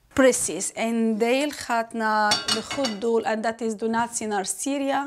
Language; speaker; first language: Dutch; non-native, learner; Arabic